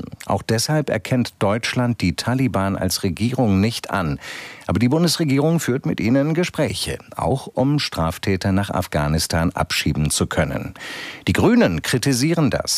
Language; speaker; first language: German; native; German